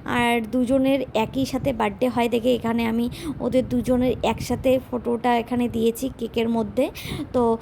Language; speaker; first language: Bangla; non-native, local second language; Rangpuri